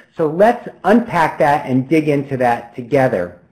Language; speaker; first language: English; native; English